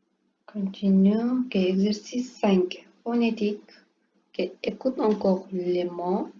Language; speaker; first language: French; non-native, learner; Portuguese